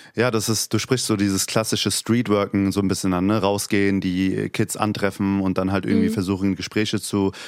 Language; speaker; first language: German; native; German